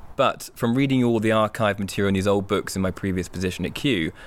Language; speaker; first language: English; native; English